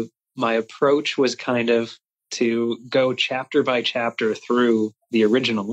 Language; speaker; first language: English; native; English